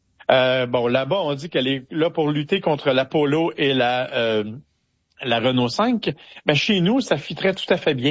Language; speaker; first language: French; native; French